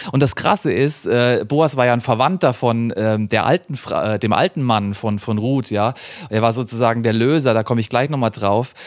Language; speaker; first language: German; native; German